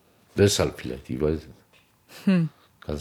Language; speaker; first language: German; non-native, learner; Turkish